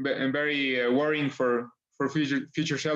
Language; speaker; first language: English; non-native, fluent; Spanish